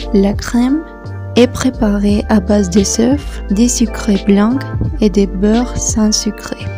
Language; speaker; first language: French; non-native, learner; Spanish